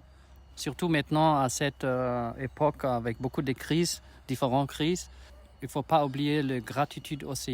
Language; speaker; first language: French; non-native, learner; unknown